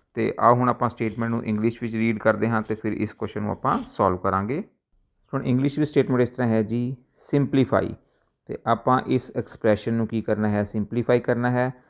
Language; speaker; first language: Hindi; non-native, local second language; Punjabi